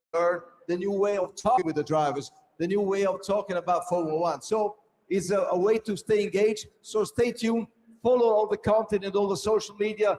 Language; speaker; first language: English; non-native, fluent; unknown